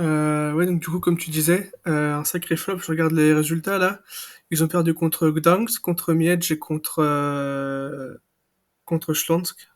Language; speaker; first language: French; native; French